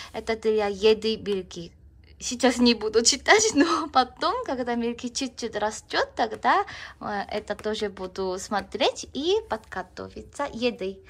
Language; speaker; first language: Russian; non-native, learner; Korean